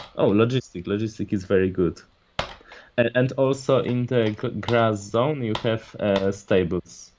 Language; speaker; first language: English; non-native, fluent; Polish